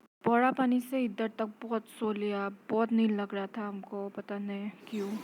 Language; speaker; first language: Hindi; non-native, local second language; Assamese